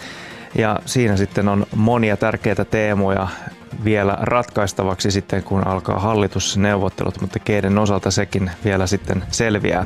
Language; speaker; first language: Finnish; native; Finnish